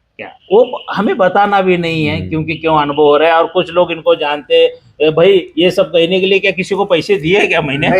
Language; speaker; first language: Hindi; non-native, local second language; Marathi